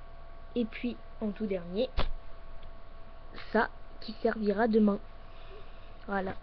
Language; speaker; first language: French; native; French